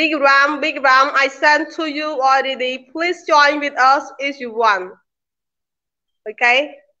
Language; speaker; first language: English; non-native, learner; Khmer